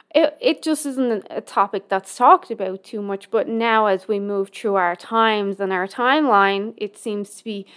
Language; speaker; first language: English; native; English